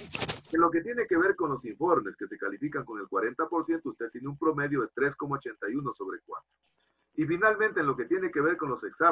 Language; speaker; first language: Spanish; native; Spanish